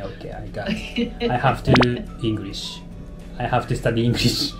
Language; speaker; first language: English; non-native, learner; Japanese